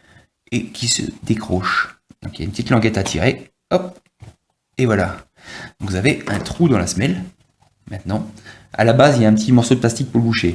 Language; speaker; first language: French; native; French